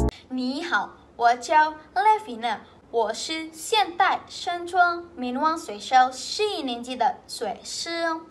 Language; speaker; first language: Chinese; non-native, local second language; Indonesian